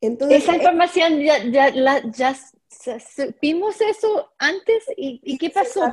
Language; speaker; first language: Spanish; non-native, fluent; English